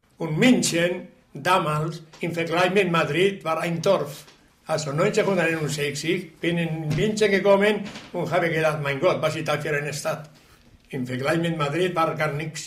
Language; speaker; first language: German; non-native, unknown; Spanish